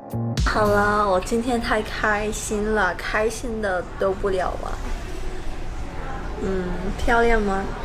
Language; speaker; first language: Chinese; non-native, fluent; Mongolian